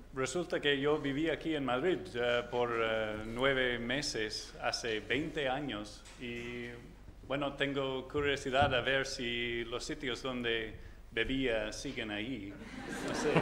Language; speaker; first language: Spanish; non-native, fluent; English